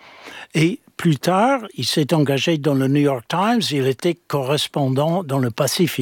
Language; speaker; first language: French; non-native, fluent; English